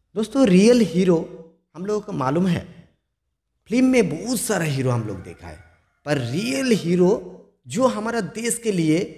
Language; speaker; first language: Hindi; non-native, local second language; Bangla